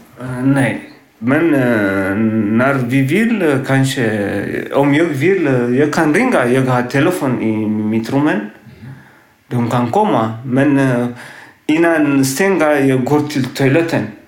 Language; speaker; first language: Swedish; non-native, learner; Tigrinya